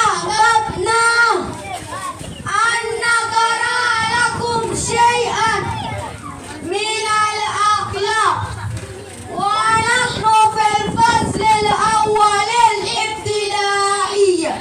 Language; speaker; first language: Arabic; non-native, learner; Swahili